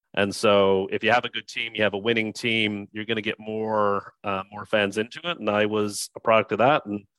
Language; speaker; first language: English; native; English